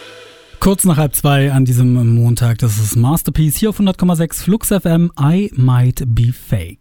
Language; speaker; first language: German; native; German